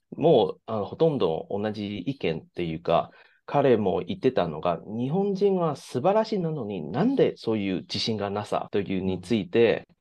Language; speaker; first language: Japanese; non-native, fluent; Chinese